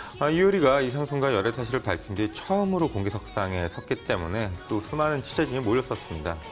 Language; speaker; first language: Korean; native; Korean